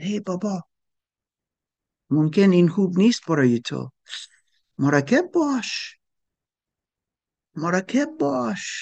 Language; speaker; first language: Persian; non-native, fluent; German